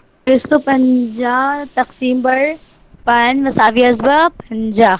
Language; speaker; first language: Persian; non-native, learner; Urdu